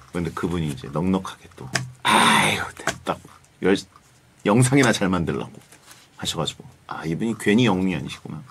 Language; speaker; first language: Korean; native; Korean